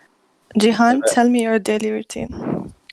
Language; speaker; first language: English; non-native, fluent; Arabic